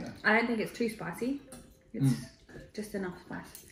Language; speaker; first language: English; native; English